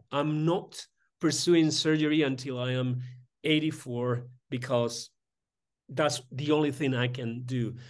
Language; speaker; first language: English; non-native, fluent; Spanish